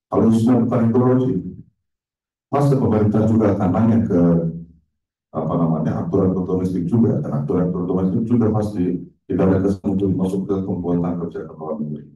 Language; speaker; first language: Indonesian; non-native, fluent; Turkish